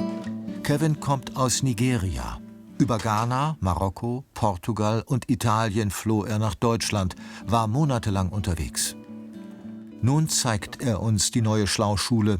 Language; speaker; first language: German; native; German